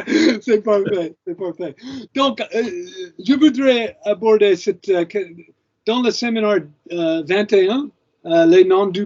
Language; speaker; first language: French; non-native, fluent; English